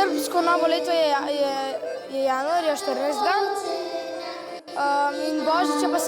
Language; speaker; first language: Slovenian; early bilingual, other home language; Serbian